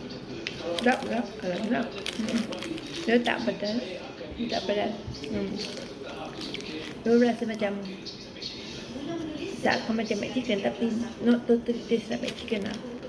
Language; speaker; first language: Malay; native; Malay